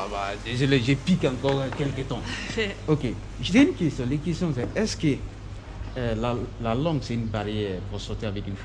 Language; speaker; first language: French; non-native, learner; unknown